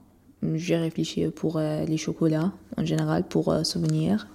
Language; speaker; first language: French; non-native, learner; Persian